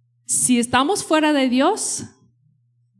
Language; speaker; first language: Spanish; non-native, fluent; English